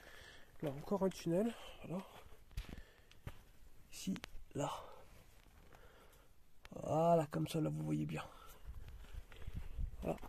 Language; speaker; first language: French; native; French